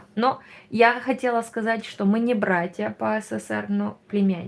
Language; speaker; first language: Russian; non-native, learner; Romanian